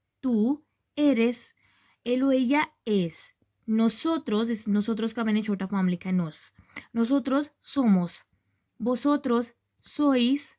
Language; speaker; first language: Spanish; non-native, learner; Urdu